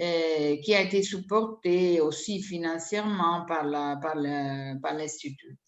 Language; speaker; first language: French; non-native, fluent; Italian